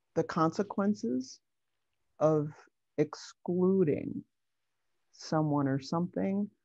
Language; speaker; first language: English; native; English